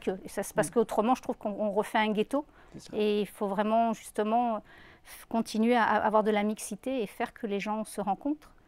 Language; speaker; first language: French; native; French